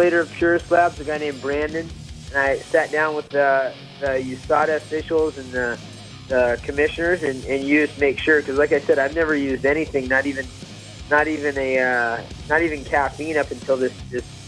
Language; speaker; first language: English; native; English